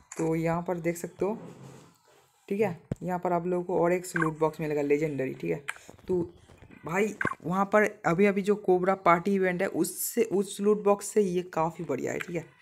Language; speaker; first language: Hindi; non-native, local second language; Bangla